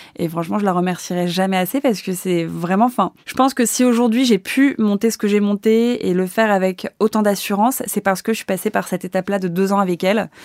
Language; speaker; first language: French; native; French